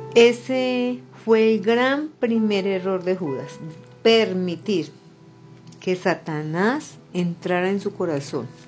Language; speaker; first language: Spanish; native; Spanish